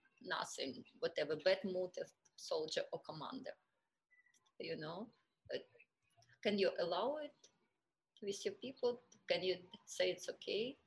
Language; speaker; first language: English; non-native, fluent; Russian